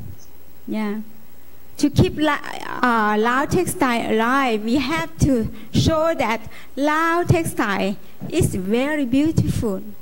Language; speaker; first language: English; non-native, learner; Lao